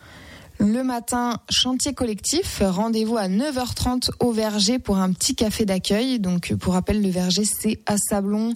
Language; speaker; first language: French; native; French